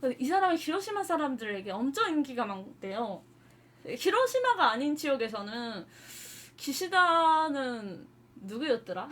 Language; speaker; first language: Korean; non-native, fluent; Japanese